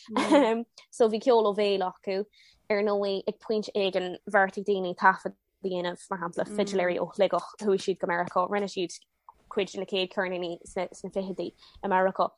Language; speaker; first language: Irish; non-native, local second language; English